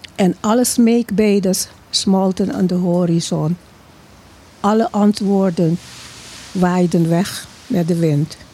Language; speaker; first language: Dutch; non-native, local second language; Papiamento